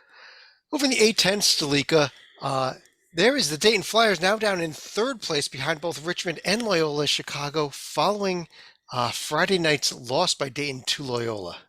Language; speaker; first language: English; native; English